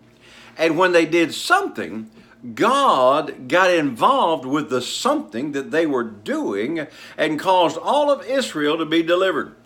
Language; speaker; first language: English; native; English